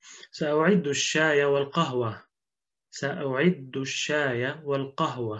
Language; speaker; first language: Arabic; non-native, fluent; Turkish